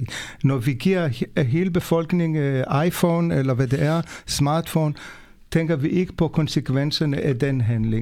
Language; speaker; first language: Danish; non-native, fluent; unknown